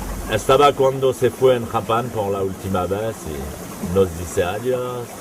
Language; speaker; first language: Spanish; non-native, fluent; French